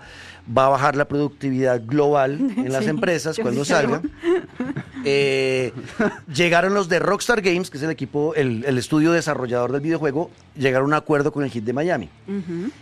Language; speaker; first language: Spanish; native; Spanish